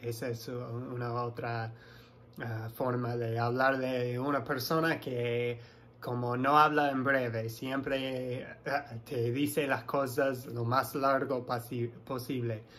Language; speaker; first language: Spanish; non-native, fluent; English